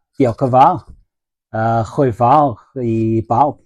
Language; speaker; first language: Welsh; non-native, learner; Cantonese